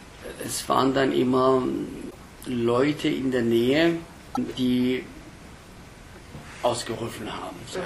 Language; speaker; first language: German; early bilingual, other home language; Turkish